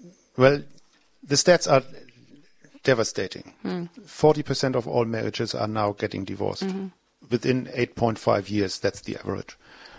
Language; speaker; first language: English; non-native, fluent; German